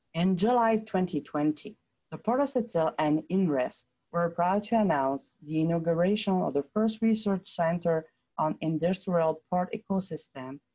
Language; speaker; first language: English; non-native, fluent; French